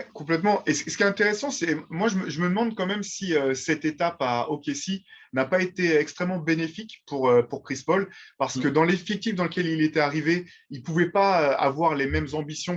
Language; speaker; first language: French; native; French